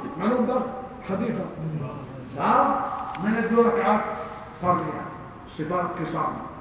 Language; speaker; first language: Urdu; non-native, learner; Arabic